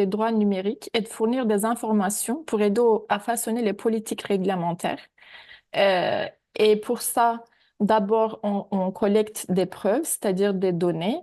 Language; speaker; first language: French; native; French